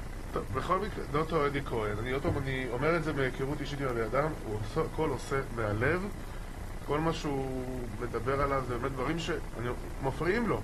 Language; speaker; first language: Hebrew; native; Hebrew